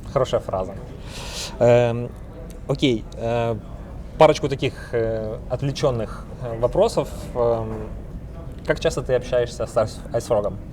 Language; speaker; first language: Russian; native; Russian